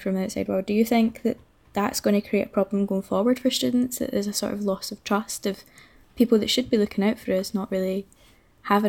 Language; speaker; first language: English; native; English